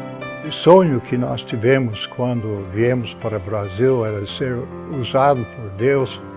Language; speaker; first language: Portuguese; non-native, fluent; English